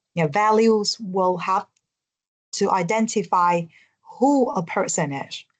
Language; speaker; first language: English; non-native, fluent; Vietnamese